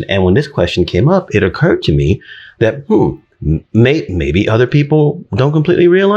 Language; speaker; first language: English; native; English